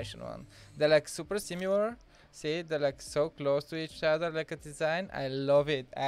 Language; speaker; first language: English; non-native, fluent; Bulgarian